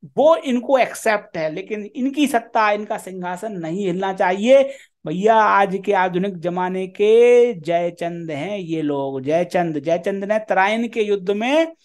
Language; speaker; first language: Hindi; native; Hindi